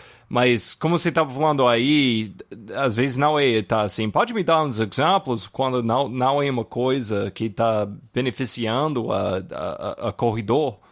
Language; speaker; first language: Portuguese; non-native, fluent; English